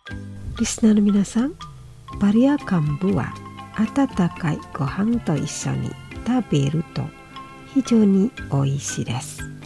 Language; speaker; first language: Japanese; non-native, fluent; Indonesian